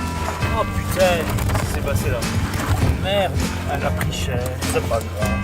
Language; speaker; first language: French; native; French